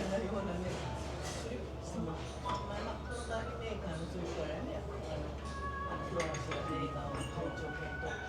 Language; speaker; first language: Japanese; native; Japanese